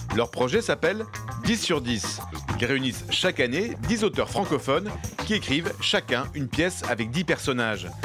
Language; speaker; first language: French; native; French